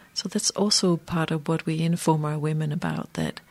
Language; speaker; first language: English; non-native, fluent; Danish